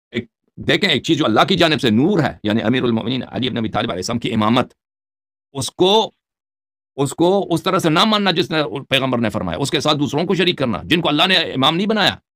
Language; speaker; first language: Urdu; native; Urdu